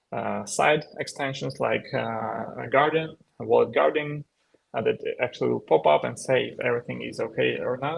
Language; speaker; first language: English; non-native, fluent; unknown